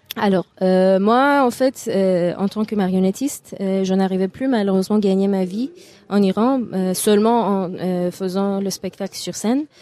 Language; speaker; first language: French; non-native, fluent; Persian